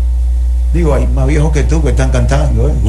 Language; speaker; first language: Spanish; native; Spanish